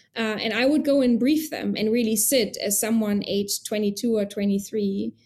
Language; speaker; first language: English; non-native, fluent; German